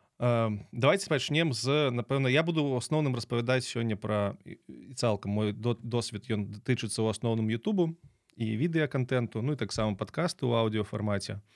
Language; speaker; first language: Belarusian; native; Belarusian